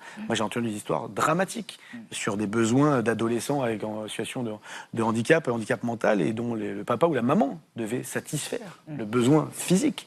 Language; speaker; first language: French; native; French